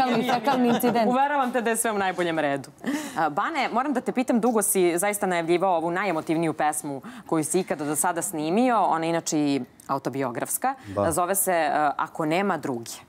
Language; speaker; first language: Serbian; native; Serbian